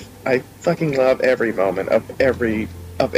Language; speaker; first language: English; native; English